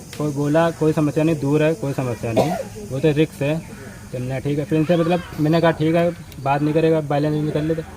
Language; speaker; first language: Hindi; native; Hindi